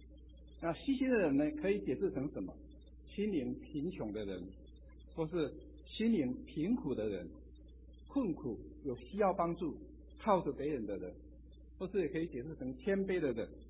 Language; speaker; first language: Chinese; native; Chinese